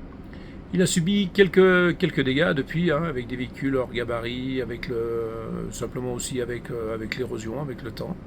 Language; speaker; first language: French; native; French